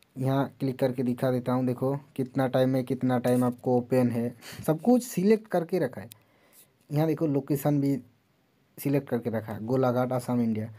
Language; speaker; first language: Hindi; non-native, local second language; Bangla